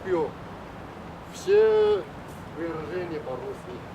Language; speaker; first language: Russian; non-native, learner; Chinese